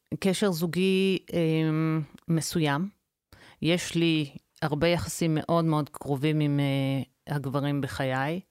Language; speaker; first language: Hebrew; early bilingual, other home language; English